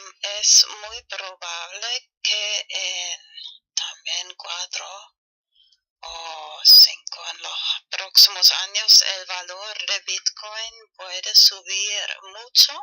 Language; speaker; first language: Spanish; non-native, learner; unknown